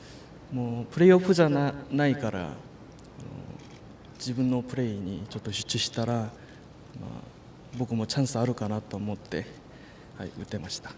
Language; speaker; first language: Japanese; non-native, fluent; Korean